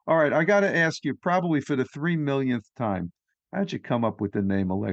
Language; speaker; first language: English; native; English